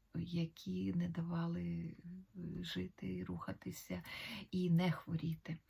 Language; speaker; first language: Ukrainian; native; Ukrainian